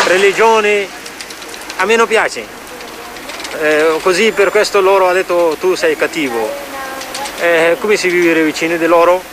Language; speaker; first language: Italian; non-native, learner; Persian